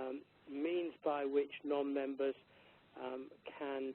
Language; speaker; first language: English; native; English